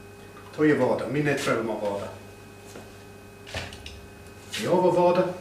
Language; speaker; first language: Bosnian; non-native, learner; English